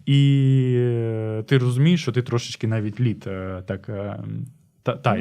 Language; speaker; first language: Ukrainian; non-native, local second language; Russian